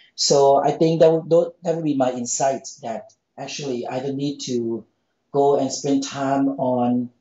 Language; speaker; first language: English; non-native, fluent; Thai